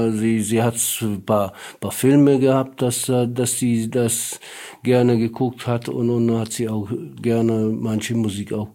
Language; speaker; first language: German; non-native, learner; Polish